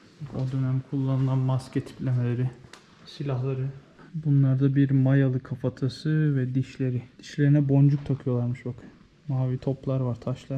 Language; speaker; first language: Turkish; native; Turkish